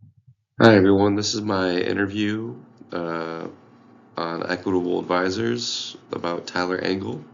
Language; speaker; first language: English; native; English